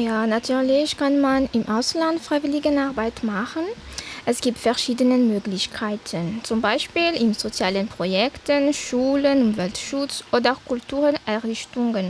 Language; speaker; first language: German; non-native, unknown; Malagasy